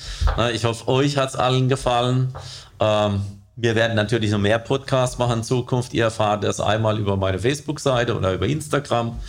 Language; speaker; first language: German; native; German